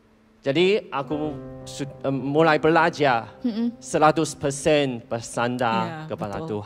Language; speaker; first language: Indonesian; non-native, fluent; Chinese